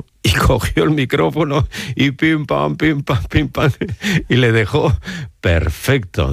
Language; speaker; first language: Spanish; native; Spanish